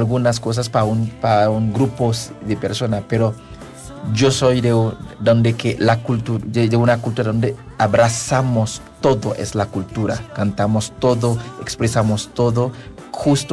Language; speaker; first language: Spanish; non-native, fluent; Haitian Creole